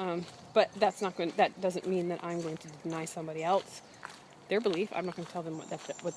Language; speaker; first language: English; native; English